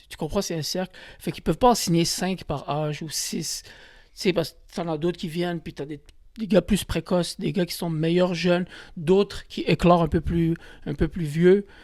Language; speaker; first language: French; early bilingual, other home language; Kabyle